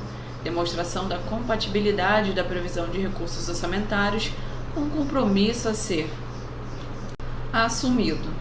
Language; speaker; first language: Portuguese; native; Portuguese